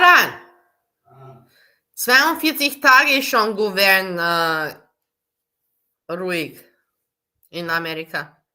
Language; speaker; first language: German; non-native, learner; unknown